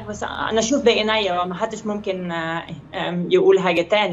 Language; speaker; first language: Arabic; non-native, fluent; Dutch